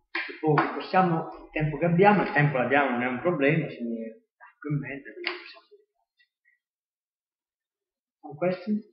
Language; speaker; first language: Italian; native; Italian